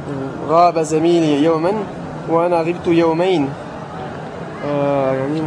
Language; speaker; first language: Arabic; non-native, learner; French